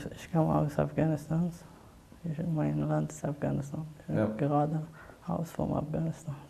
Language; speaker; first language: German; non-native, learner; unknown